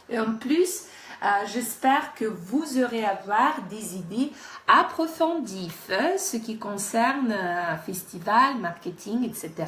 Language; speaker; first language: French; non-native, fluent; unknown